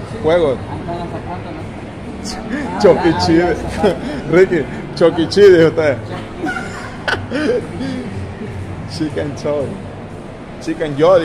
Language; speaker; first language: Spanish; native; Spanish